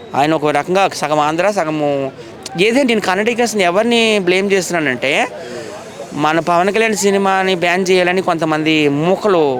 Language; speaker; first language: Telugu; native; Telugu